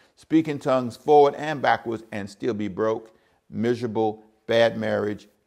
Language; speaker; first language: English; native; English